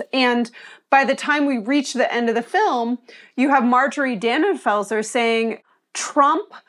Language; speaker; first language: English; native; English